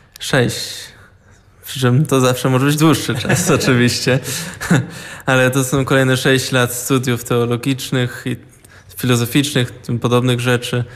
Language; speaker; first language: Polish; early bilingual, heritage; Polish